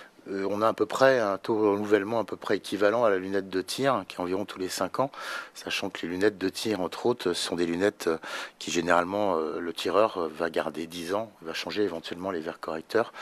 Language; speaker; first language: French; native; French